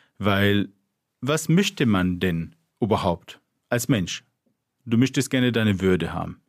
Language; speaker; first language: German; non-native, fluent; Arabic